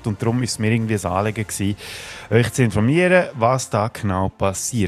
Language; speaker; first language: German; native; German